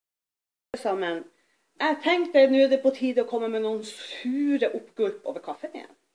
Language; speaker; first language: Norwegian; native; Norwegian